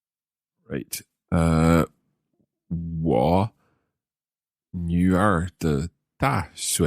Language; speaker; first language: Chinese; non-native, learner; English